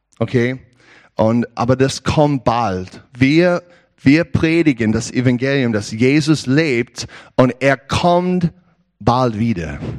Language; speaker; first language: German; non-native, learner; English